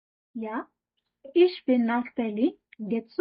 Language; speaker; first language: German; non-native, fluent; Hindi